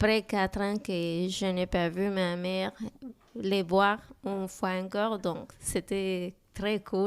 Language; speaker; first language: French; non-native, learner; Spanish